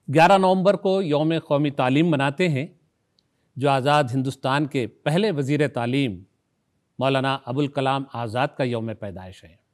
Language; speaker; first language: Urdu; native; Urdu